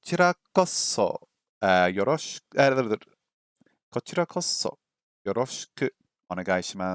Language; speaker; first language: Japanese; non-native, learner; English